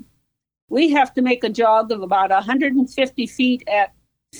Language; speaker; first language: English; native; English